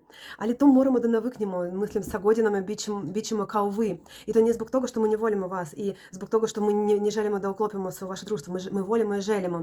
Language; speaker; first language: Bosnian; non-native, learner; Russian